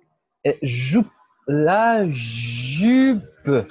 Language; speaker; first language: French; non-native, fluent; Portuguese